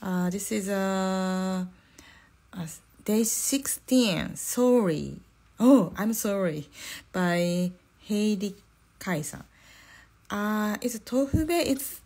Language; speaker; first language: English; non-native, learner; Japanese